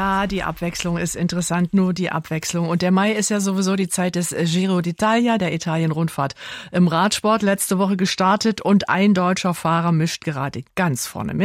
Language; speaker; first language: German; native; German